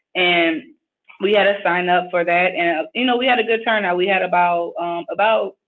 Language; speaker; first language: English; native; English